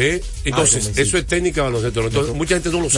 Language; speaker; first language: Spanish; native; Spanish